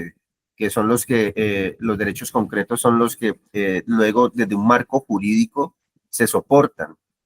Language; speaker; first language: Spanish; native; Spanish